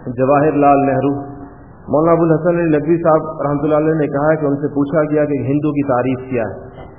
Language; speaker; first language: Urdu; non-native, local second language; Pashto